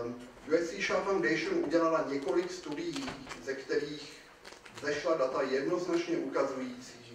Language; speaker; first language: Czech; native; Czech